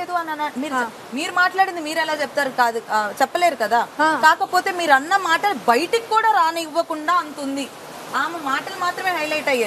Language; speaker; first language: Telugu; native; Telugu